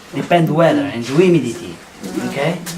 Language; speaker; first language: English; non-native, learner; Portuguese